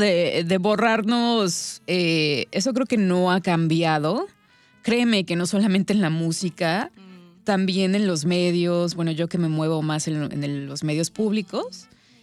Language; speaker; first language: Spanish; native; Spanish